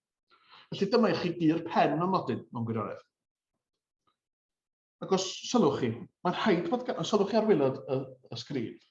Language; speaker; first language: Welsh; native; Welsh